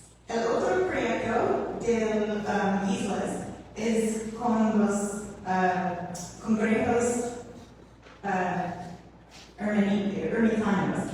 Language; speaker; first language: Spanish; non-native, learner; English